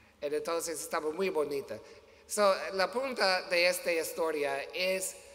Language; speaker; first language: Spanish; non-native, learner; English